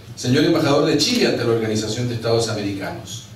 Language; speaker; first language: Spanish; native; Spanish